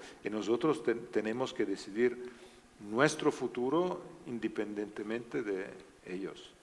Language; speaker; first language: Spanish; non-native, learner; Italian